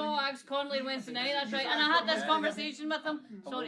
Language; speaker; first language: English; native; English